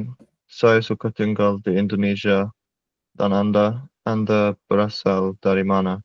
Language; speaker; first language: Indonesian; non-native, learner; English